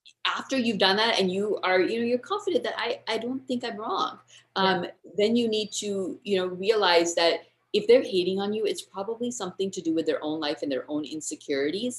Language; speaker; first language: English; native; English